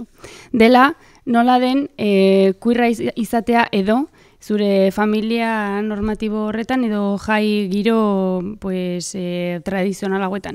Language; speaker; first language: Basque; native; Basque